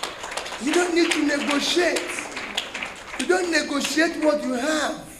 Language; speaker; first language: English; non-native, local second language; Igbo